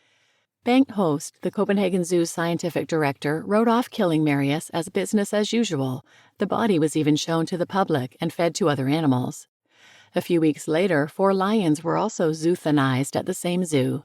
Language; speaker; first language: English; native; English